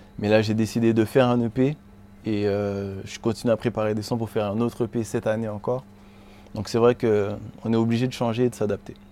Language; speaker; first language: French; native; French